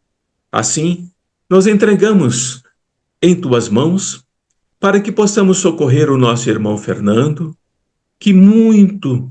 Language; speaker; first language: Portuguese; native; Portuguese